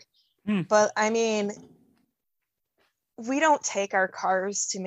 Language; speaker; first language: English; native; English